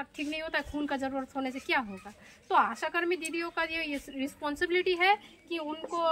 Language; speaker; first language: Hindi; non-native, local second language; Bangla